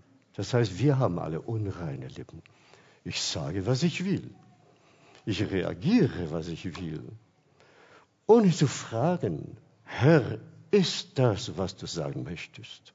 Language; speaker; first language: German; non-native, fluent; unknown